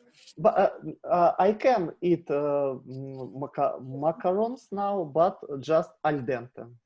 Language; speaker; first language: English; non-native, learner; Russian